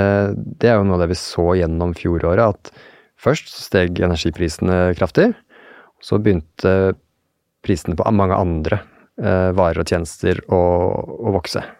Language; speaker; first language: Norwegian; native; Norwegian